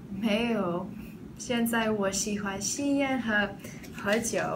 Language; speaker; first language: Chinese; non-native, learner; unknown